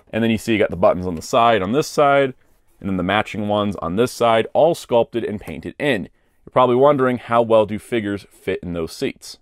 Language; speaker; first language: English; native; English